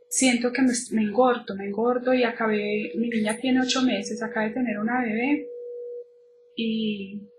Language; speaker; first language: Spanish; native; Spanish